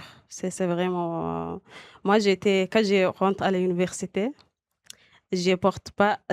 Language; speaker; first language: French; non-native, learner; Arabic